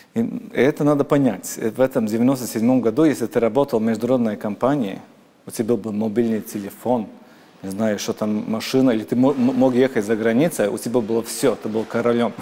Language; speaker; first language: Russian; non-native, local second language; Latvian